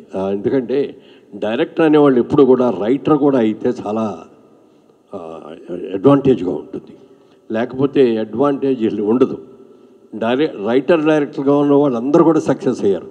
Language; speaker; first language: Telugu; native; Telugu